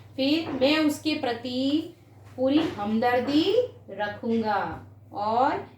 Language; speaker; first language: Hindi; non-native, local second language; Gujarati